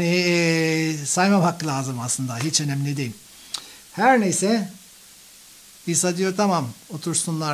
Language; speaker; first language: Turkish; non-native, fluent; English